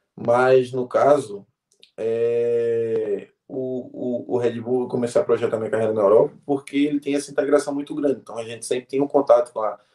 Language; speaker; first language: Portuguese; native; Portuguese